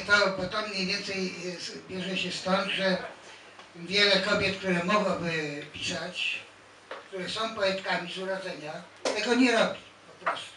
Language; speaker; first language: Polish; native; Polish